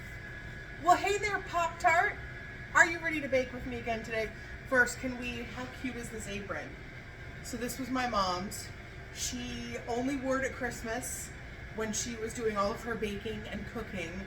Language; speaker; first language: English; native; English